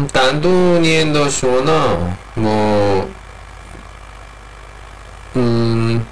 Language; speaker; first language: Chinese; non-native, learner; Korean